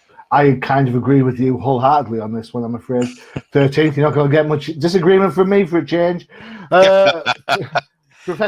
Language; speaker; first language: English; native; English